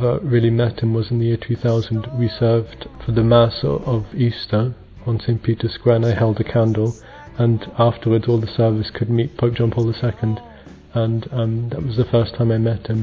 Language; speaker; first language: English; native; English